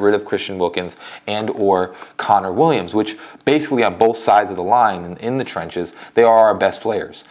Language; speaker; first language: English; native; English